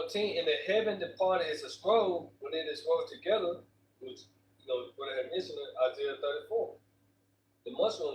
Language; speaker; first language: English; native; English